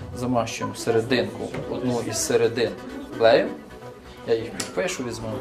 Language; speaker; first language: Ukrainian; native; Ukrainian